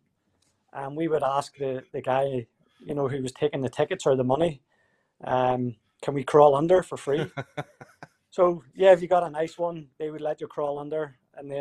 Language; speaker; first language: English; native; English